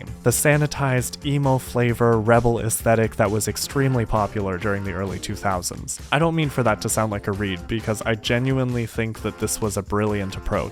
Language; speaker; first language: English; native; English